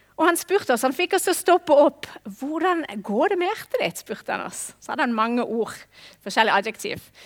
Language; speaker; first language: Norwegian; non-native, fluent; English